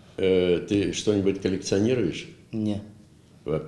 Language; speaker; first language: Russian; native; Russian